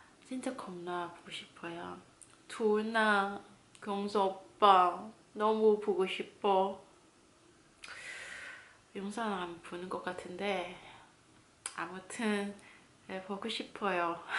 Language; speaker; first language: Korean; non-native, fluent; Cantonese